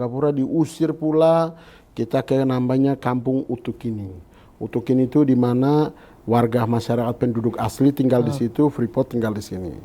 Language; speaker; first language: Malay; non-native, local second language; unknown